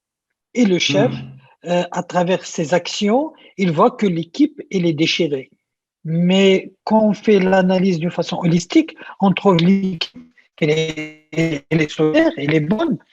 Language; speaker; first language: French; non-native, local second language; Arabic